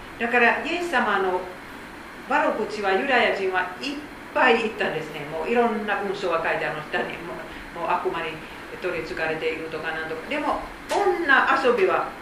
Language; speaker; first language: Japanese; non-native, fluent; Finnish